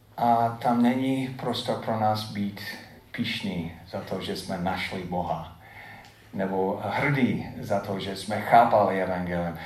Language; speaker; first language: Czech; non-native, fluent; English